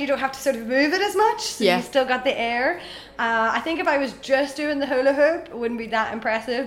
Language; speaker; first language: English; native; English